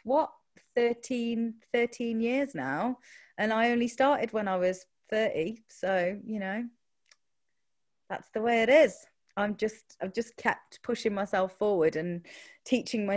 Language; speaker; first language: English; native; English